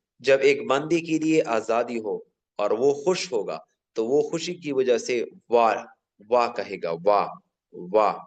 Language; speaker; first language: Urdu; non-native, local second language; Pashto